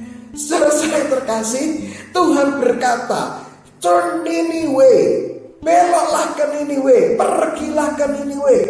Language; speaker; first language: Indonesian; native; Indonesian